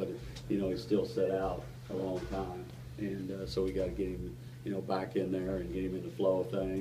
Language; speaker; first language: English; native; English